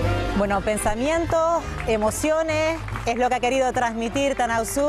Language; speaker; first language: Spanish; native; Spanish